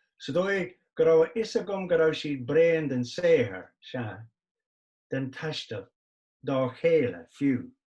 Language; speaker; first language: Irish; non-native, local second language; English